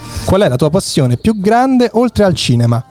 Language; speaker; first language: Italian; native; Italian